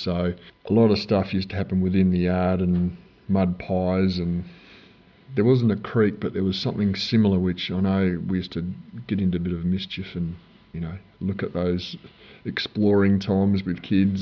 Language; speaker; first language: English; native; English